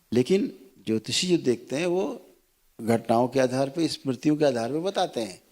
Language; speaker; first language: Hindi; native; Hindi